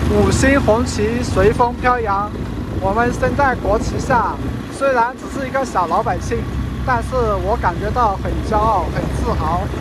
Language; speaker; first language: Chinese; native; Chinese